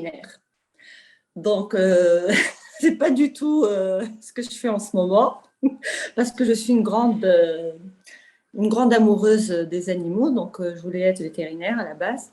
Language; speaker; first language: French; non-native, local second language; Arabic